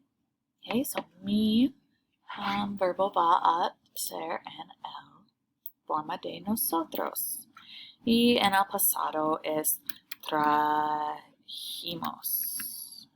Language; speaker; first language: Spanish; non-native, learner; English